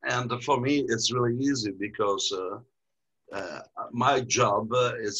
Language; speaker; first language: English; non-native, learner; Italian